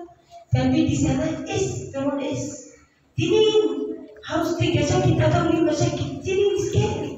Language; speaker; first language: Indonesian; non-native, learner; Arabic